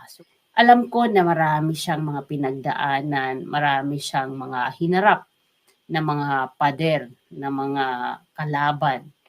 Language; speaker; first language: Filipino; non-native, local second language; Waray